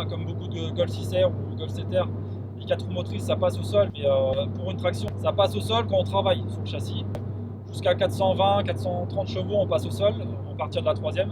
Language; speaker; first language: French; native; French